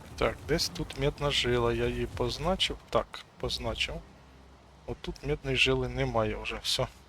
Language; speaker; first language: Ukrainian; non-native, local second language; Russian